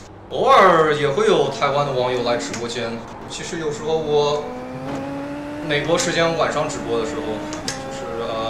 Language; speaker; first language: Chinese; native; Chinese